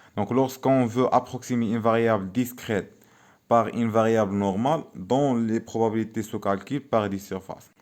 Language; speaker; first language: French; non-native, local second language; Arabic